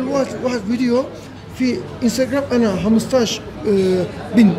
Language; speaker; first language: Arabic; early bilingual, heritage; Turkish